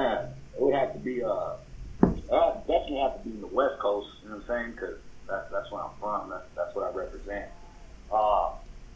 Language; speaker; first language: English; early bilingual, other home language; Spanish